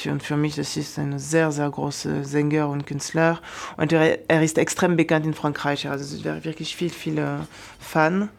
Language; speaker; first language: German; non-native, fluent; French